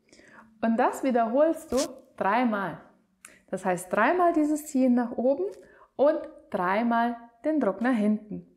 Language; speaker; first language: German; native; German